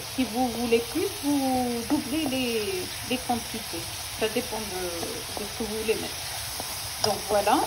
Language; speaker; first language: French; non-native, local second language; Arabic